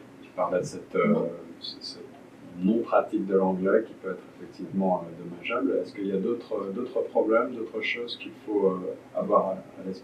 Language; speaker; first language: French; native; French